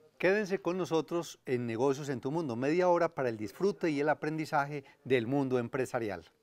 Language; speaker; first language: Spanish; native; Spanish